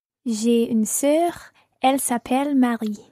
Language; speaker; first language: French; non-native, learner; English